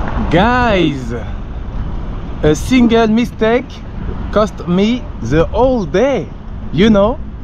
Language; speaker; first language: English; non-native, fluent; French